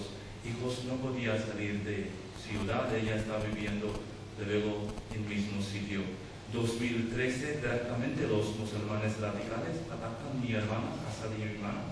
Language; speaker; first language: Spanish; non-native, learner; Urdu